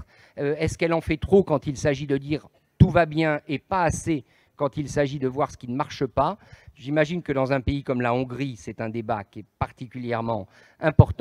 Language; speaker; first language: French; native; French